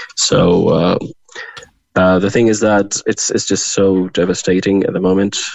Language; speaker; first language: English; non-native, fluent; Arabic